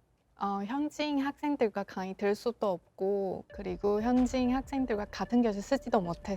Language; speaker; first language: Korean; non-native, local second language; Chinese